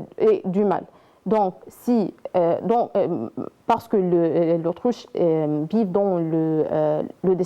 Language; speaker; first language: French; non-native, learner; Arabic